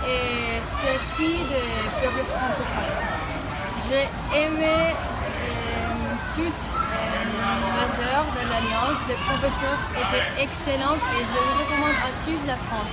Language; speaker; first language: French; non-native, fluent; Spanish